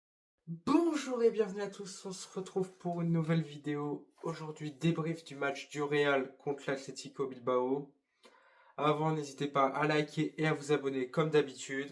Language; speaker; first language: French; native; French